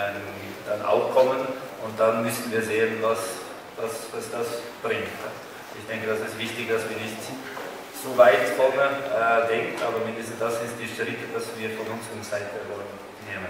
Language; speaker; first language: German; non-native, fluent; Norwegian